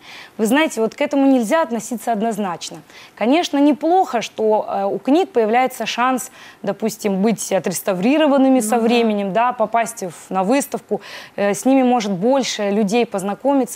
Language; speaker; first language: Russian; native; Russian